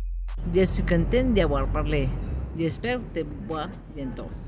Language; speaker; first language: French; non-native, learner; Spanish